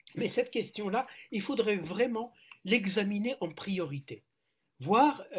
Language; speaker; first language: French; non-native, local second language; Arabic